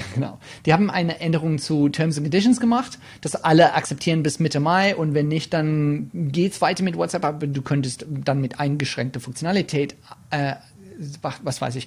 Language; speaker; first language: German; non-native, fluent; English